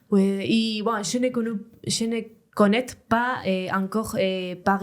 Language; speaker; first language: French; non-native, learner; Spanish